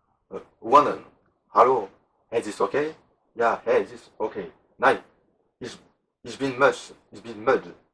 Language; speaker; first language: German; non-native, learner; French